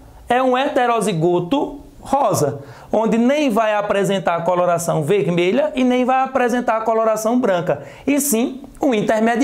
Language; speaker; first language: Portuguese; native; Portuguese